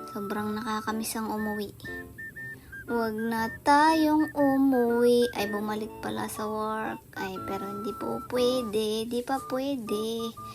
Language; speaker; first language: Filipino; non-native, local second language; Iloko